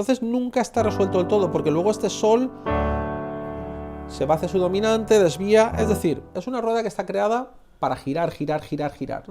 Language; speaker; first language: Spanish; native; Spanish